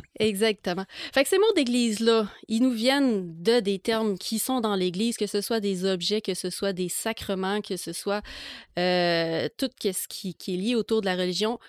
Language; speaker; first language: French; native; French